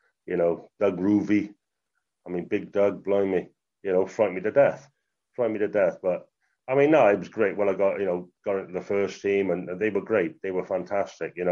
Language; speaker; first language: English; native; English